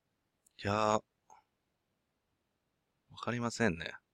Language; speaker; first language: Japanese; non-native, learner; English